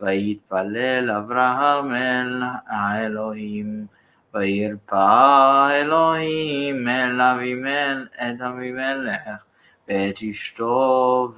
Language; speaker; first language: Hebrew; non-native, learner; English